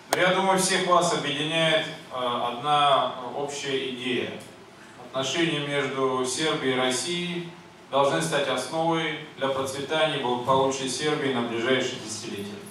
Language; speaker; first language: Russian; native; Russian